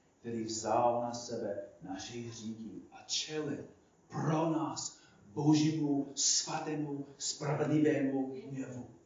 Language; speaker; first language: Czech; non-native, fluent; English